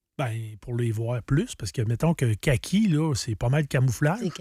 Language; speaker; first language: French; native; French